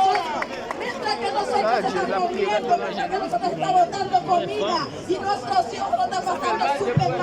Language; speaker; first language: Spanish; non-native, fluent; Haitian Creole